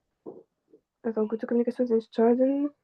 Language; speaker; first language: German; non-native, fluent; French